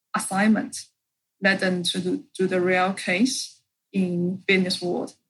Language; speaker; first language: English; non-native, fluent; Chinese